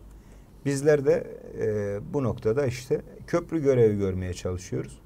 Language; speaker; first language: Turkish; native; Turkish